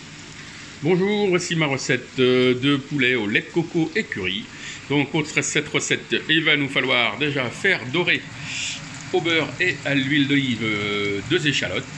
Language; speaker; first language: French; native; French